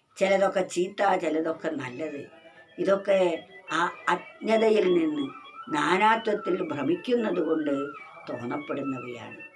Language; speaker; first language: Malayalam; native; Malayalam